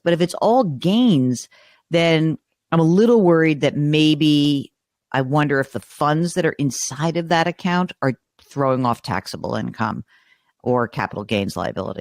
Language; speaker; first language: English; native; English